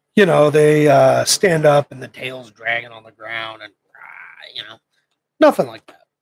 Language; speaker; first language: English; native; English